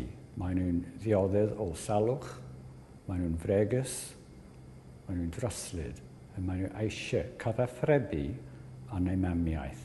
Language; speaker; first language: Welsh; non-native, learner; English